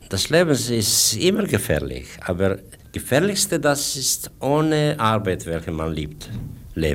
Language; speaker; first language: German; non-native, fluent; Russian